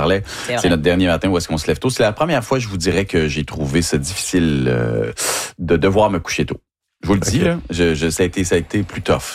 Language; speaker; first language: French; native; French